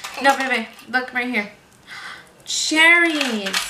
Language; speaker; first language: English; early bilingual, other home language; Spanish